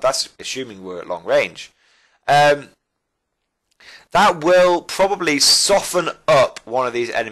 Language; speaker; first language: English; native; English